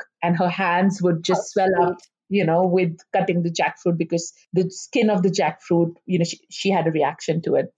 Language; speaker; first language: English; non-native, local second language; Hindi